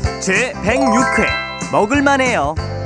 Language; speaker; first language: Korean; non-native, fluent; English